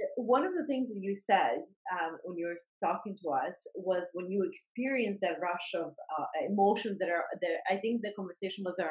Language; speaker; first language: English; non-native, fluent; Bosnian